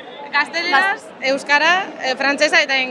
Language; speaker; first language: Basque; non-native, learner; Spanish